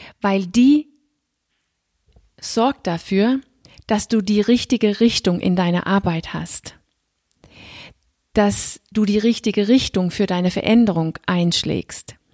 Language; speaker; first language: German; non-native, fluent; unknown